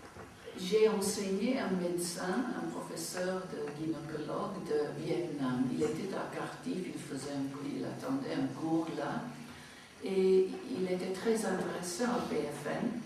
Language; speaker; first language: French; non-native, fluent; English